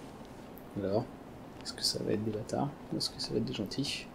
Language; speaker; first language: French; native; French